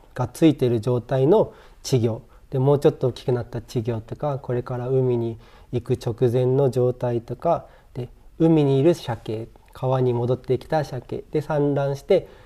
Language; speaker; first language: Japanese; native; Japanese